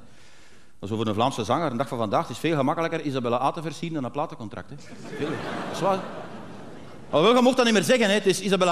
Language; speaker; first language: Dutch; native; Dutch